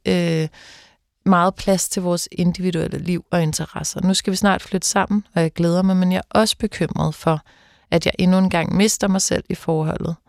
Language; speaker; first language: Danish; native; Danish